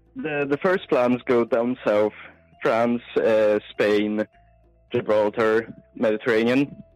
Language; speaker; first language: English; non-native, fluent; Polish